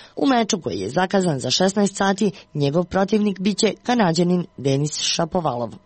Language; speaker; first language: Croatian; native; Croatian